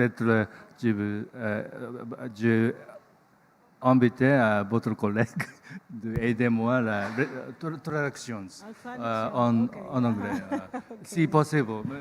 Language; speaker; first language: French; non-native, learner; Japanese